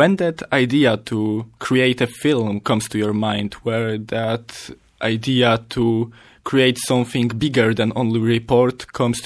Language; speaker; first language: English; non-native, learner; Polish